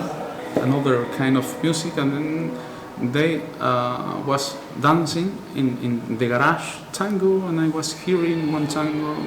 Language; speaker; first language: English; non-native, learner; Spanish